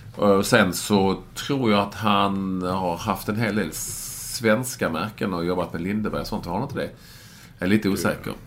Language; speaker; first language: Swedish; native; Swedish